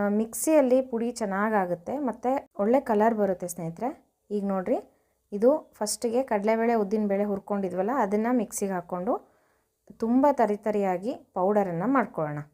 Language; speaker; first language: Kannada; native; Kannada